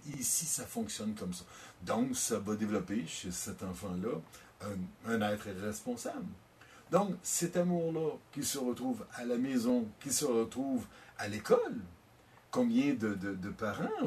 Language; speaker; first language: French; native; French